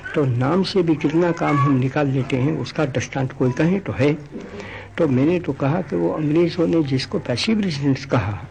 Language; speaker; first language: Hindi; non-native, local second language; Gujarati